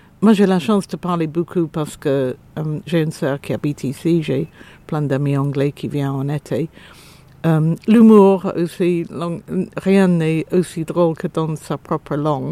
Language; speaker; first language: French; non-native, fluent; English